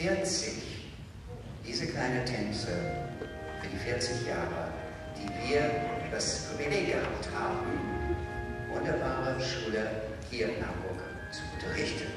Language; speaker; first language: German; non-native, fluent; English